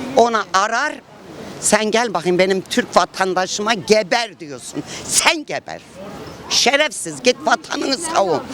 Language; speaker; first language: Turkish; native; Turkish